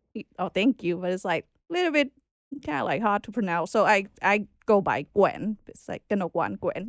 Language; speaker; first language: English; non-native, learner; Thai